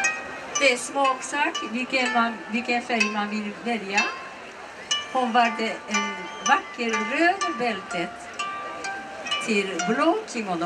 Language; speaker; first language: Swedish; non-native, learner; Japanese